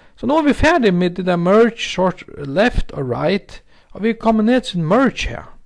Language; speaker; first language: Danish; non-native, local second language; Faroese